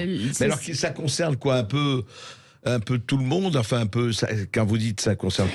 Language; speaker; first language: French; native; French